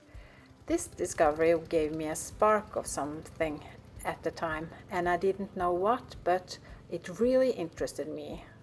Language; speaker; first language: English; non-native, fluent; Norwegian